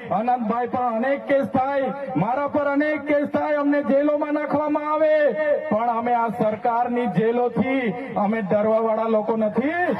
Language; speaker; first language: Gujarati; non-native, local second language; Vasavi